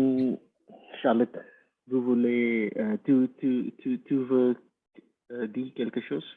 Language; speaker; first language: French; non-native, learner; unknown